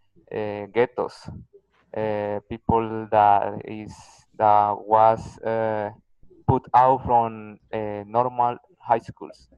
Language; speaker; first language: English; non-native, learner; Spanish